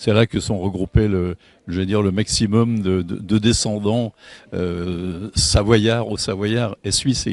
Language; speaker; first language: French; native; French